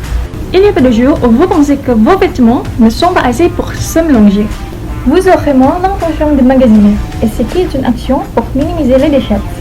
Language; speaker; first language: French; non-native, learner; Indonesian